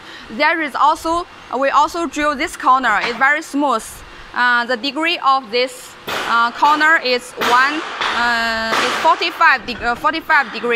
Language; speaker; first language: English; non-native, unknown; Chinese